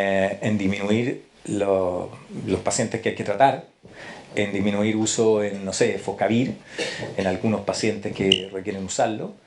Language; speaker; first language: Spanish; native; Spanish